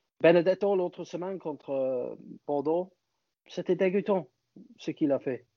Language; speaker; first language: French; non-native, fluent; English